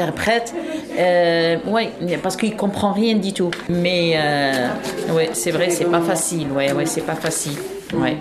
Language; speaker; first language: French; non-native, fluent; Arabic